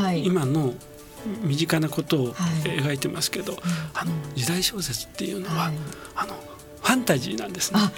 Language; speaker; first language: Japanese; native; Japanese